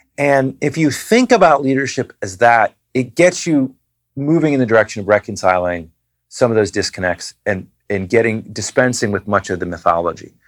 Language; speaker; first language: English; native; English